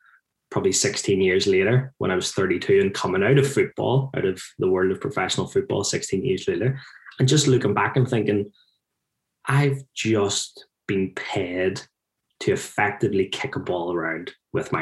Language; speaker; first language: English; native; English